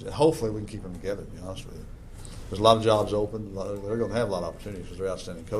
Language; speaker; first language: English; native; English